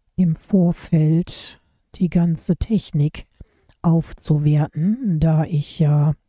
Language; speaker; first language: German; native; German